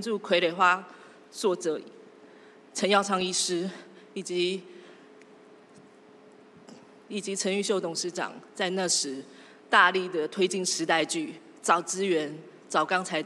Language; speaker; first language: Chinese; native; Chinese